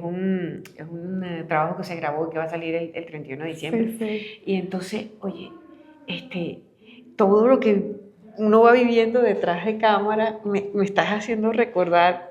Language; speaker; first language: Spanish; native; Spanish